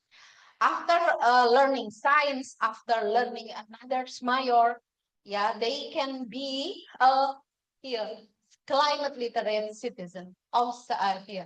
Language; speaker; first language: English; non-native, fluent; Indonesian